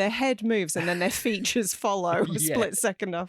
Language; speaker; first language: English; native; English